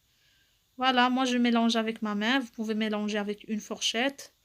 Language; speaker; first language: French; non-native, local second language; Arabic